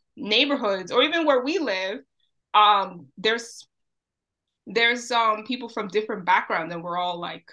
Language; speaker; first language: English; early bilingual, other home language; Spanish